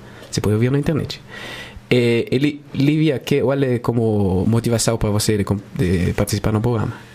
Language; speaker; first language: Portuguese; non-native, learner; Spanish